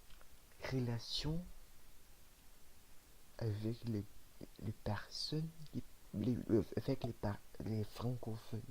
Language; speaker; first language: French; non-native, learner; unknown